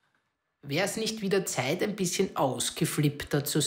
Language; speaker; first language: German; native; German